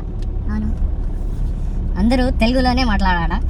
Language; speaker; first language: Telugu; non-native, local second language; Urdu